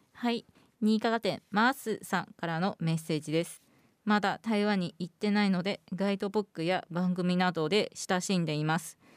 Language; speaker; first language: Japanese; non-native, fluent; Chinese